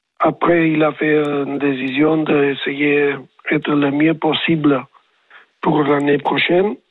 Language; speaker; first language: French; non-native, learner; Spanish